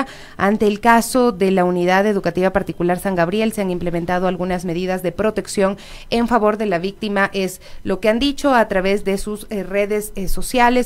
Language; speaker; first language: Spanish; native; Spanish